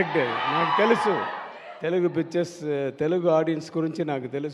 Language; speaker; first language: Telugu; non-native, learner; Tamil